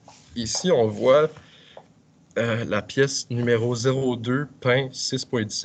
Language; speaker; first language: French; native; French